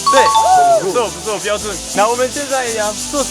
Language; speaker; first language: Chinese; non-native, fluent; French